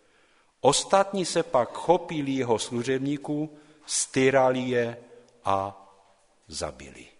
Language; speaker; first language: Czech; non-native, local second language; Polish